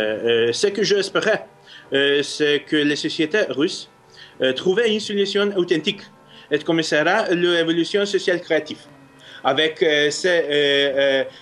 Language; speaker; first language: French; non-native, fluent; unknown